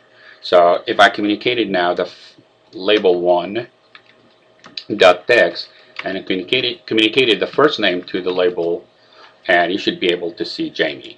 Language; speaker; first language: English; non-native, fluent; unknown